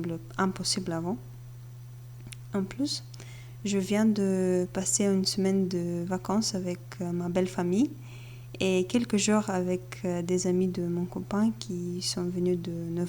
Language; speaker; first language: French; non-native, fluent; Bulgarian